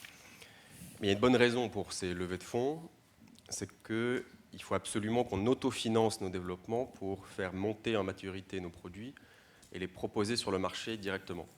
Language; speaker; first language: French; native; French